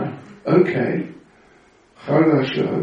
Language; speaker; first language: Russian; non-native, learner; English